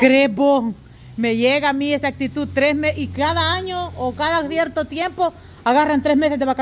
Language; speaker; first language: Spanish; native; Spanish